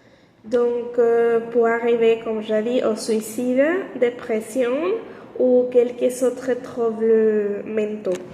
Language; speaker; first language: French; non-native, learner; Spanish